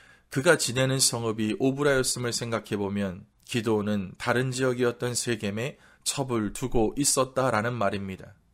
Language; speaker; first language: Korean; native; Korean